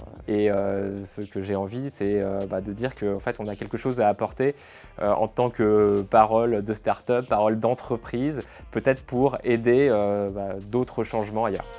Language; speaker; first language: French; native; French